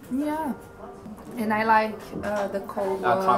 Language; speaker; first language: English; non-native, fluent; Portuguese